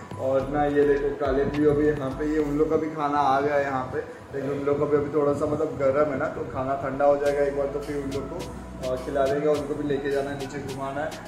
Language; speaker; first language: Hindi; non-native, local second language; Marathi